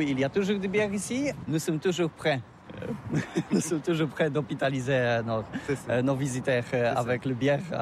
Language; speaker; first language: French; non-native, learner; Polish